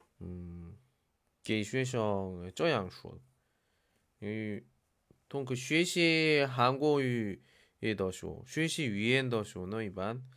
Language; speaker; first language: Chinese; non-native, learner; Korean